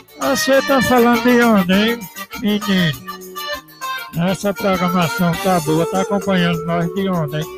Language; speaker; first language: Portuguese; native; Portuguese